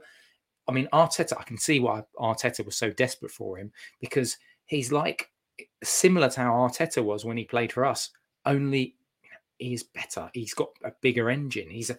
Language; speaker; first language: English; native; English